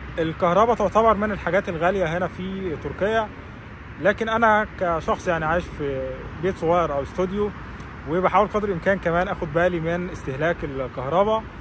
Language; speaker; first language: Arabic; native; Arabic